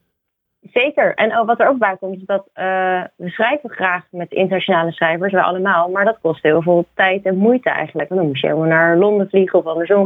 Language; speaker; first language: Dutch; native; Dutch